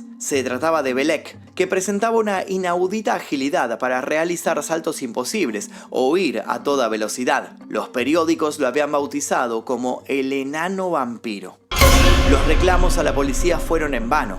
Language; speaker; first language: Spanish; native; Spanish